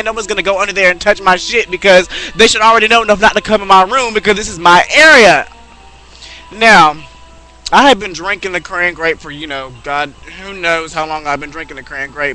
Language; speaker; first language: English; native; English